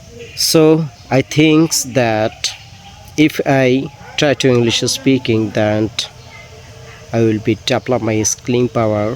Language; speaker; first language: English; non-native, learner; Bangla